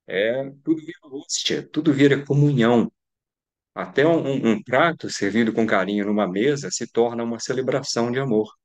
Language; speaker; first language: Portuguese; native; Portuguese